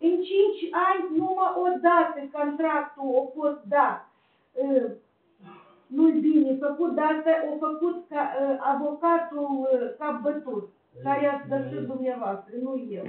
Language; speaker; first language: Romanian; non-native, local second language; Russian